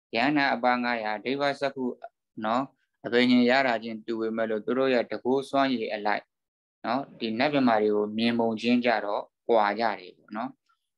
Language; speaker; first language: Burmese; native; Burmese